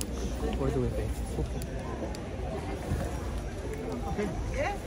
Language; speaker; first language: English; non-native, local second language; Filipino